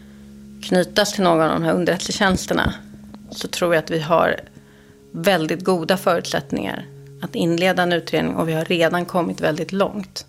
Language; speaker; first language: Swedish; native; Swedish